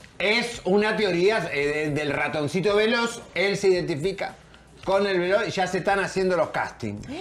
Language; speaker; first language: Spanish; native; Spanish